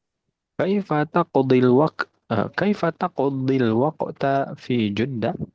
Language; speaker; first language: Arabic; non-native, fluent; Indonesian